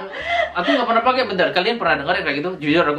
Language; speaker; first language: Indonesian; native; Indonesian